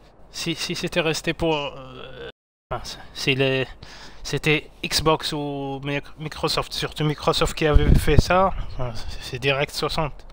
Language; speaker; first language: French; non-native, local second language; Arabic